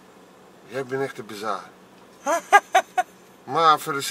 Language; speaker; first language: Dutch; non-native, learner; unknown